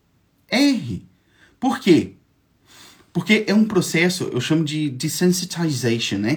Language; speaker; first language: Portuguese; native; Portuguese